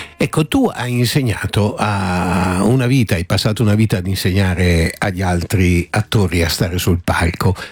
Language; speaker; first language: Italian; native; Italian